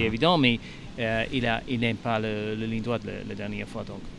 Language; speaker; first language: French; non-native, learner; English